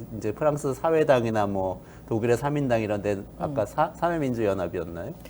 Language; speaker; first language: Korean; native; Korean